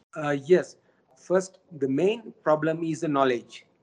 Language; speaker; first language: English; non-native, local second language; Sinhala